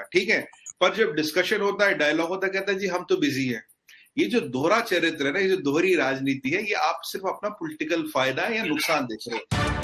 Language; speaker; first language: Hindi; native; Hindi